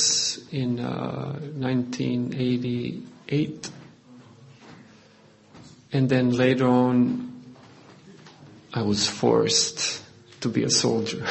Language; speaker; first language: English; non-native, fluent; Croatian